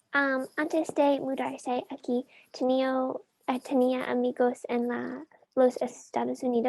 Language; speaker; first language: Spanish; non-native, learner; English